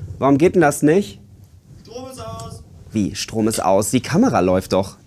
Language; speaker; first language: German; native; German